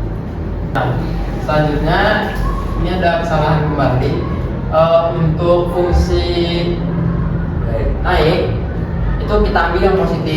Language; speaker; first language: Indonesian; native; Indonesian